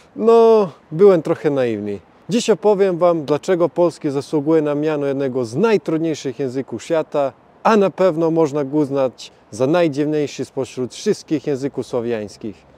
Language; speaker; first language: Polish; non-native, fluent; Serbian